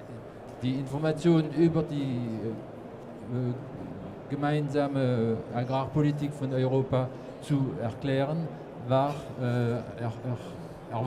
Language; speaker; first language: German; non-native, fluent; French